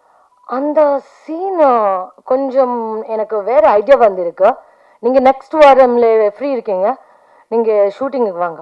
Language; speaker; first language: Tamil; non-native, fluent; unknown